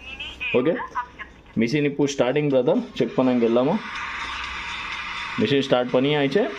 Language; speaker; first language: Tamil; non-native, local second language; Malayalam